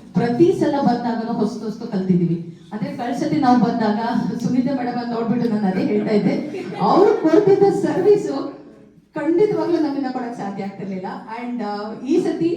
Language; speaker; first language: Kannada; native; Kannada